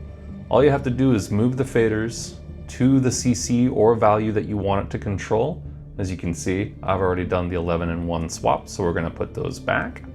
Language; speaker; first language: English; native; English